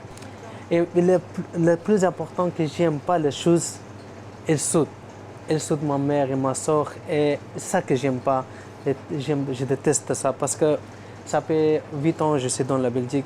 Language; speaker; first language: French; non-native, learner; Persian